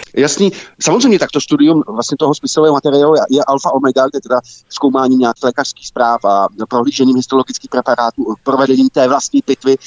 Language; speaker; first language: Czech; native; Czech